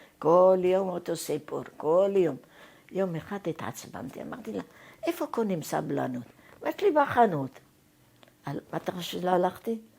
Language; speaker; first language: Hebrew; non-native, fluent; Arabic